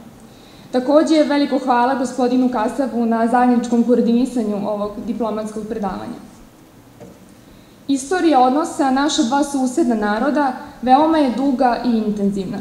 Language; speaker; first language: Serbian; native; Serbian